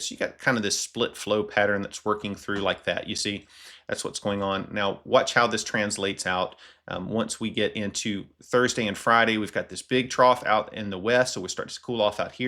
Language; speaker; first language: English; native; English